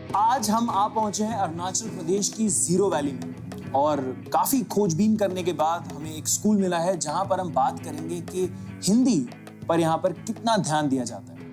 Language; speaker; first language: Hindi; native; Hindi